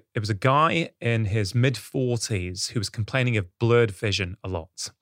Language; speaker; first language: English; early bilingual, other home language; Hindi